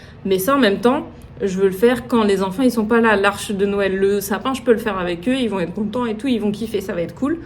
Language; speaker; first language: French; native; French